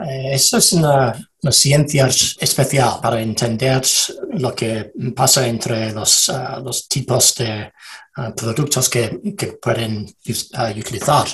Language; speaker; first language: Spanish; non-native, learner; English